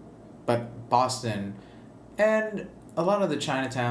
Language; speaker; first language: English; non-native, local second language; Filipino